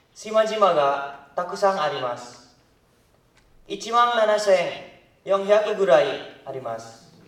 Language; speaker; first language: Japanese; non-native, learner; Indonesian